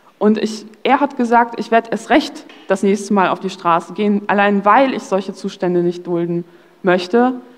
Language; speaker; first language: German; early bilingual, other home language; Polish